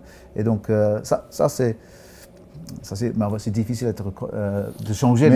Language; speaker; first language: French; non-native, fluent; English